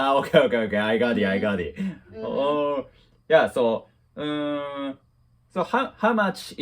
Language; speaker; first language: English; non-native, learner; Japanese